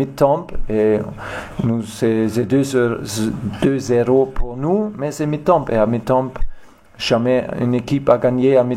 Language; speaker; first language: French; non-native, learner; German